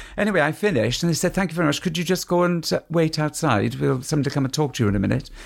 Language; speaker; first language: English; native; English